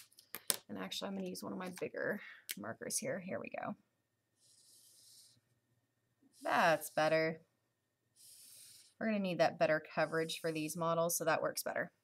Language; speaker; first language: English; native; English